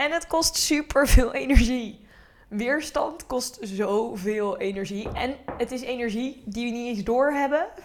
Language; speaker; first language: Dutch; native; Dutch